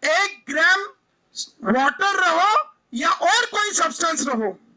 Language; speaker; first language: Hindi; non-native, local second language; Marathi